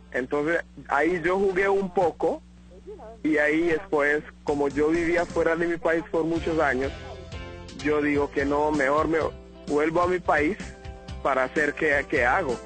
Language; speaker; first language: Spanish; non-native, fluent; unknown